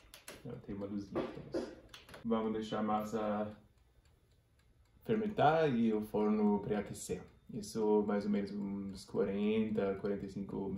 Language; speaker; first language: Portuguese; non-native, fluent; German